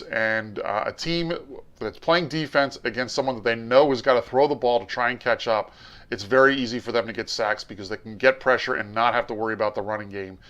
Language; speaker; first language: English; native; English